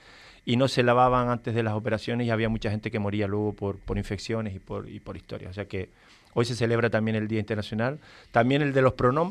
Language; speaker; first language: Spanish; native; Spanish